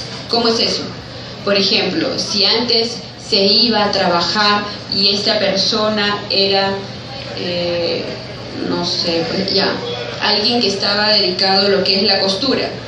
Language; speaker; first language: Spanish; native; Spanish